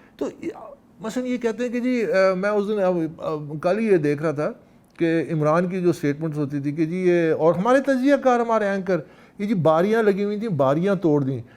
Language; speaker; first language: Urdu; non-native, local second language; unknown